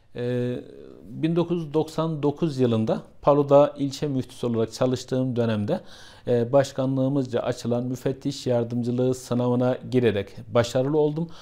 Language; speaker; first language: Turkish; native; Turkish